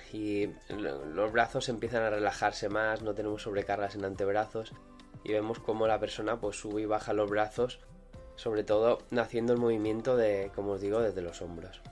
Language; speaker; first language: Spanish; native; Spanish